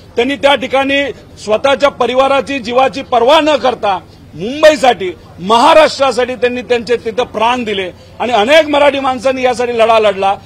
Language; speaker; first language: Marathi; native; Marathi